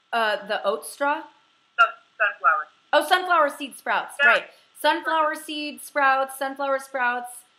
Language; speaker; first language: English; native; English